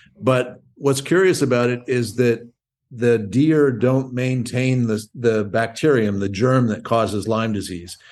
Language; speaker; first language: English; native; English